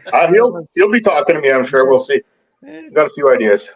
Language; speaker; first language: English; native; English